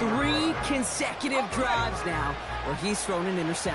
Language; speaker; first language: English; native; English